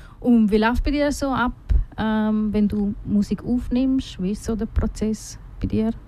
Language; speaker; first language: German; native; German